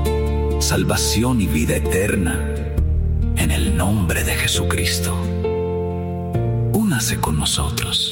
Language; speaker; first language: Spanish; native; Spanish